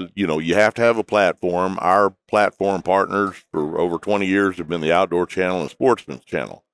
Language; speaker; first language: English; native; English